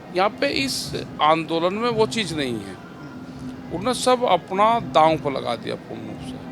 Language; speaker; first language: Hindi; native; Hindi